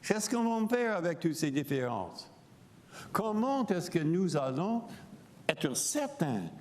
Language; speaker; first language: French; non-native, fluent; English